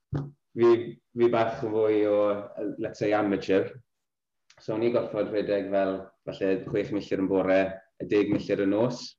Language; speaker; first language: Welsh; native; Welsh